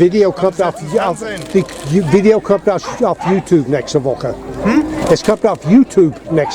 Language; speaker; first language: German; non-native, fluent; English